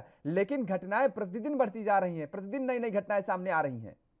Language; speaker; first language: Hindi; native; Hindi